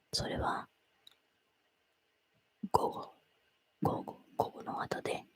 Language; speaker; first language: Japanese; non-native, learner; Spanish